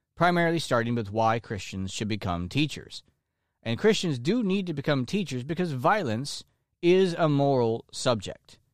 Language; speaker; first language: English; native; English